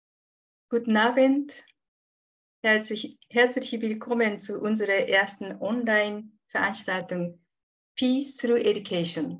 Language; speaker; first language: German; non-native, fluent; Japanese